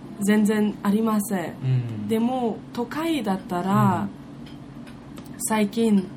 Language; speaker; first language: Japanese; non-native, learner; German